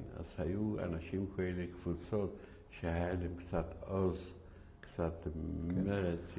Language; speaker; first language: Hebrew; non-native, fluent; Yiddish